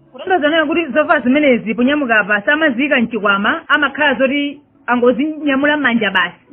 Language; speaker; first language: Nyanja; native; Nyanja